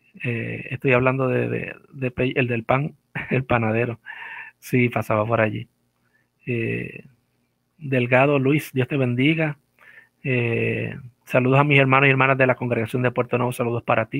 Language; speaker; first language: Spanish; native; Spanish